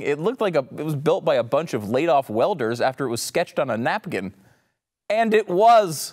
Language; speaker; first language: English; native; English